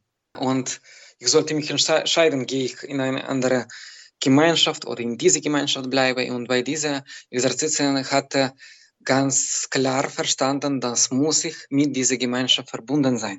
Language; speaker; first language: German; non-native, fluent; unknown